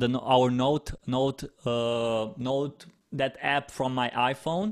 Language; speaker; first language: English; non-native, fluent; Romanian